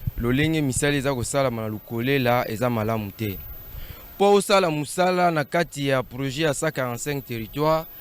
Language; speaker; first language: Lingala; native; Lingala